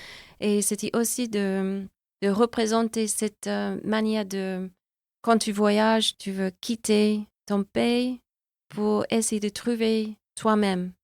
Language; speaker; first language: French; non-native, fluent; English